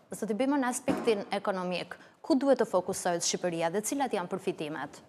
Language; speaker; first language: Albanian; native; Albanian